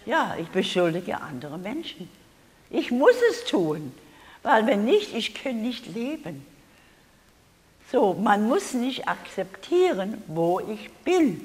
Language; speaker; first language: German; non-native, learner; English